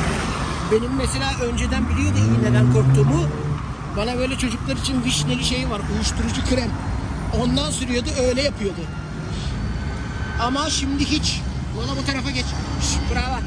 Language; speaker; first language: Turkish; native; Turkish